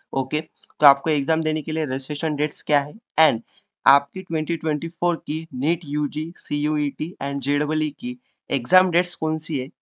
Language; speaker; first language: Hindi; non-native, local second language; Marathi